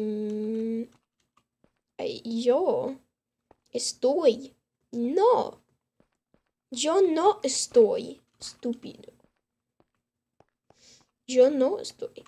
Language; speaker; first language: Spanish; non-native, learner; English